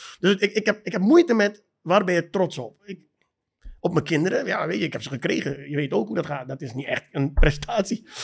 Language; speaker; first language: Dutch; native; Dutch